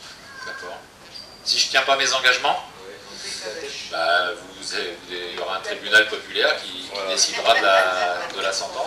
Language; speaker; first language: French; native; French